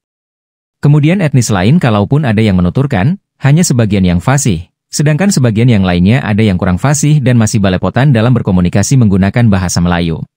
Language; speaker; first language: Indonesian; native; Indonesian